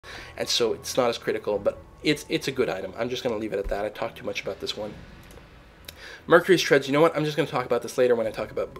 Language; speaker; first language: English; native; English